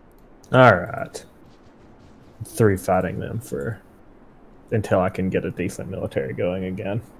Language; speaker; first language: English; native; English